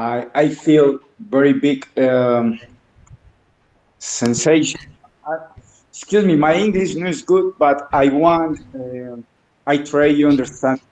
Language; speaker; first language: English; non-native, learner; Spanish